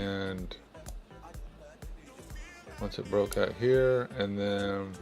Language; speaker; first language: English; native; English